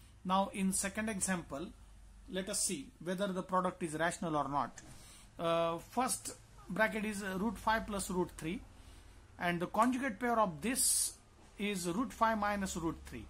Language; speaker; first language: English; non-native, local second language; Marathi